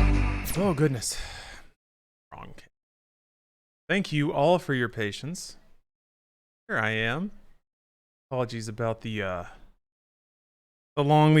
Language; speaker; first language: English; native; English